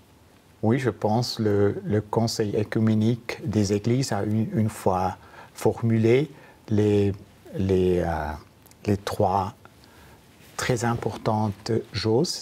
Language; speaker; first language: French; non-native, fluent; German